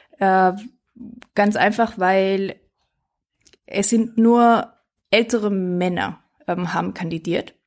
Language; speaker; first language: German; early bilingual, other home language; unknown